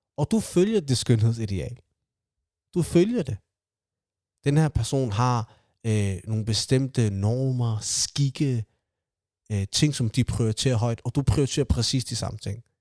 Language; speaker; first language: Danish; early bilingual, other home language; Somali